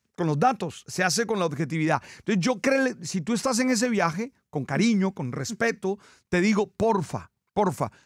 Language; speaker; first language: Spanish; native; Spanish